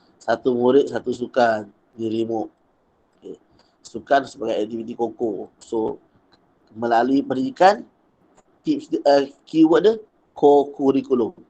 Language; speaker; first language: Malay; native; Malay